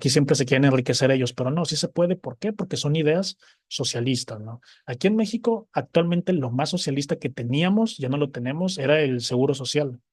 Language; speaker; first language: Spanish; native; Spanish